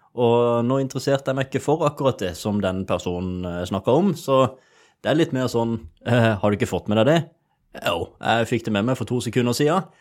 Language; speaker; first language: Norwegian; native; Norwegian